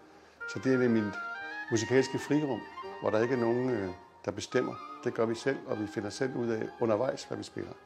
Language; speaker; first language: Danish; native; Danish